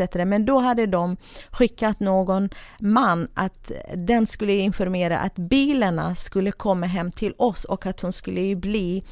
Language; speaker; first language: Swedish; non-native, fluent; Kurdish